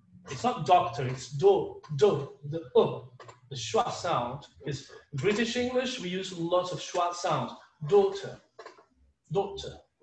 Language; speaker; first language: English; non-native, fluent; Portuguese